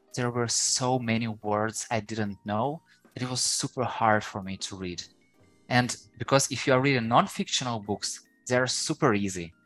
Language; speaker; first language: English; non-native, fluent; Ukrainian